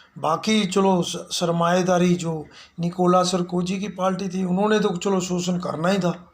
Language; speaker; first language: Hindi; non-native, local second language; Punjabi